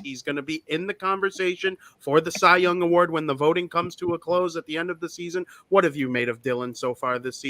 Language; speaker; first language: English; native; English